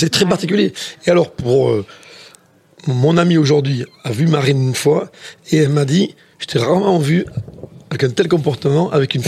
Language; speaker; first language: French; native; French